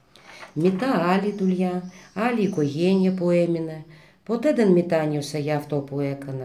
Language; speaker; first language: Greek; non-native, fluent; Russian